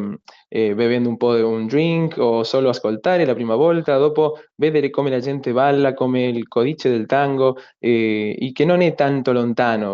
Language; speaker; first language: Italian; non-native, learner; Spanish